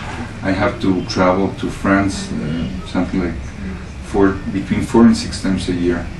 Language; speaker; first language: English; non-native, learner; Spanish